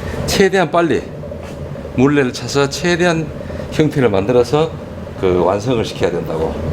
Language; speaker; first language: Korean; native; Korean